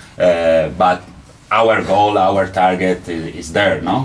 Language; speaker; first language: English; non-native, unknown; Italian